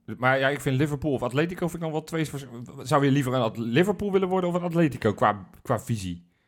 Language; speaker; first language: Dutch; native; Dutch